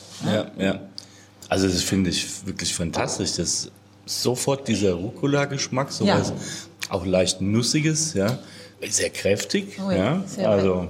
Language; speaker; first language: German; native; German